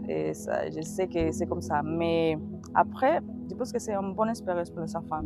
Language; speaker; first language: French; non-native, learner; Spanish